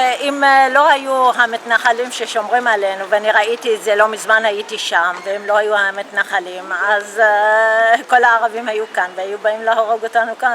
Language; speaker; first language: Hebrew; non-native, fluent; Arabic